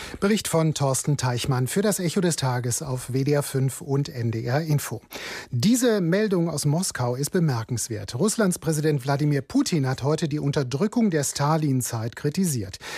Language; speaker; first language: German; native; German